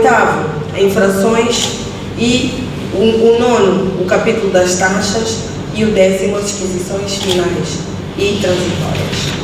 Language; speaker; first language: Portuguese; native; Portuguese